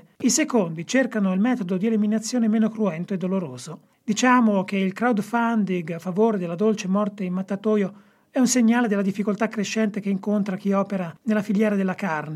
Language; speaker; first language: Italian; native; Italian